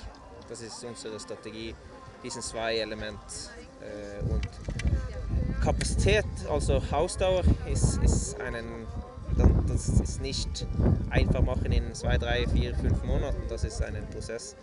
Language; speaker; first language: German; non-native, learner; Norwegian